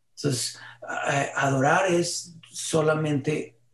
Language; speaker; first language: Spanish; early bilingual, heritage; Spanish